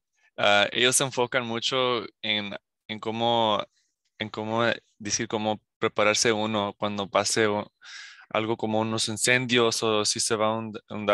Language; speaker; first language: Spanish; early bilingual, other home language; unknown